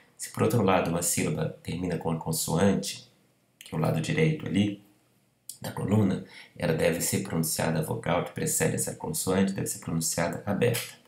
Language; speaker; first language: Portuguese; native; Portuguese